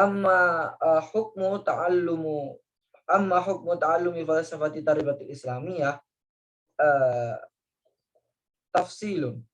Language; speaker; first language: Arabic; non-native, learner; Indonesian